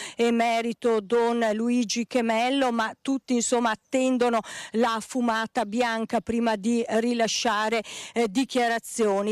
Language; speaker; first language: Italian; native; Italian